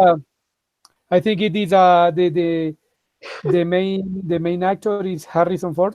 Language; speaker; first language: English; non-native, fluent; Spanish